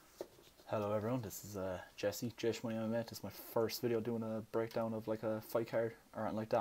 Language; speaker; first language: English; native; English